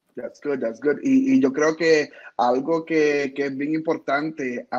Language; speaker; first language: Spanish; early bilingual, heritage; Spanish